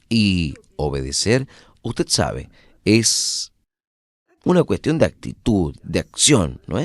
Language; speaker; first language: Spanish; non-native, fluent; Portuguese